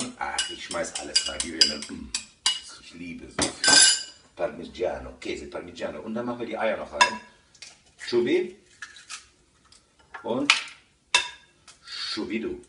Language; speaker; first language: German; early bilingual, other home language; Italian